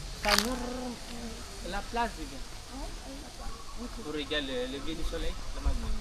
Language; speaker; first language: French; non-native, learner; Balinese